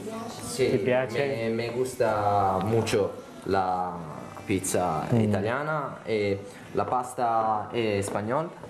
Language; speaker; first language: Spanish; non-native, learner; Italian